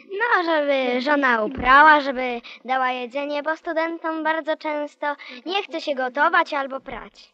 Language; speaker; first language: Polish; native; Polish